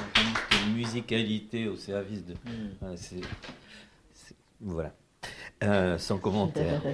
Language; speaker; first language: French; native; French